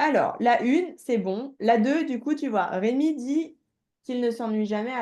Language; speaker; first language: French; native; French